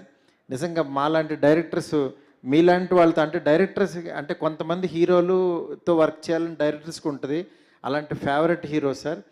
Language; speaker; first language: Telugu; native; Telugu